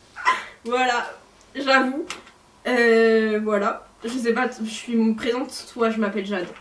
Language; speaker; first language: French; native; French